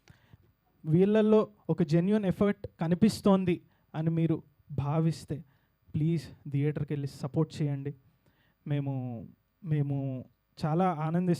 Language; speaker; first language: Telugu; native; Telugu